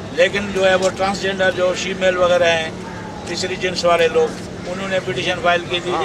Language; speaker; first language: Urdu; non-native, local second language; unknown